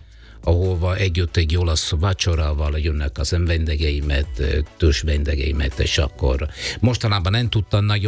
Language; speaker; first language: Hungarian; non-native, fluent; Italian